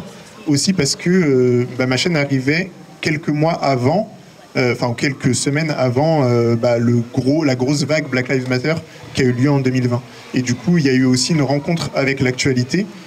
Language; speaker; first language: French; native; French